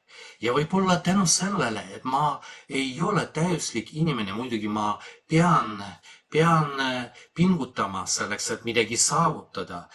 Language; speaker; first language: Estonian; non-native, fluent; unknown